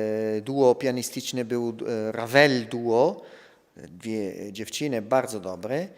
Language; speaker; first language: Polish; non-native, fluent; Italian